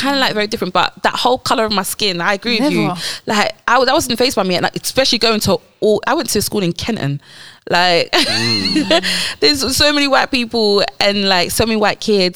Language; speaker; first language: English; native; English